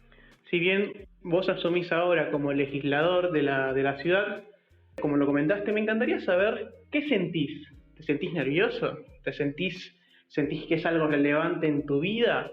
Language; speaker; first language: Spanish; native; Spanish